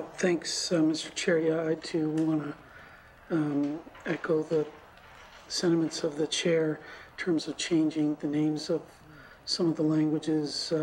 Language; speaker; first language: English; native; English